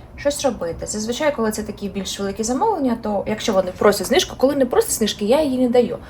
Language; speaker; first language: Ukrainian; non-native, local second language; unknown